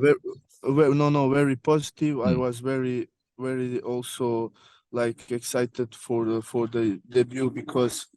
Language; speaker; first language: English; non-native, learner; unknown